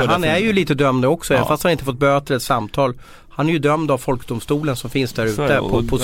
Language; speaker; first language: Swedish; native; Swedish